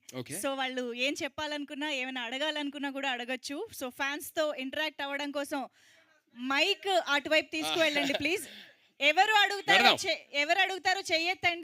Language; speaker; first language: Telugu; native; Telugu